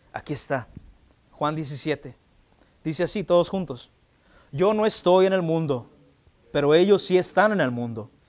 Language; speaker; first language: Spanish; early bilingual, heritage; Spanish